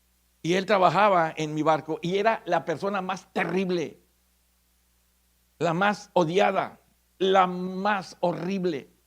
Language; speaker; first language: Spanish; native; Spanish